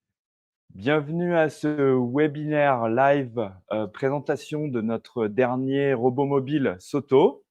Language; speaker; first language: French; native; French